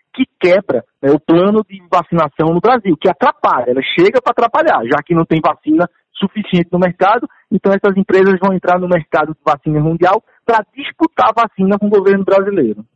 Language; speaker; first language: Portuguese; native; Portuguese